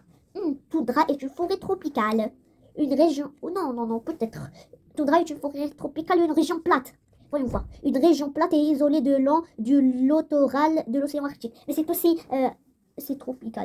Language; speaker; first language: French; non-native, local second language; Arabic